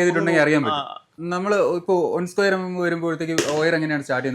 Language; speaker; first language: Malayalam; native; Malayalam